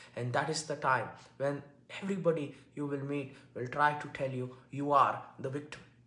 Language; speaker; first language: English; non-native, local second language; Hindi